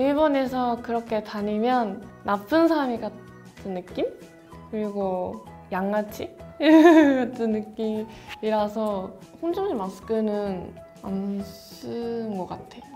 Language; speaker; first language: Korean; non-native, fluent; Japanese